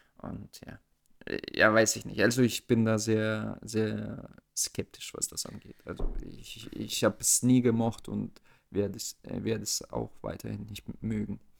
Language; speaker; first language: German; early bilingual, other home language; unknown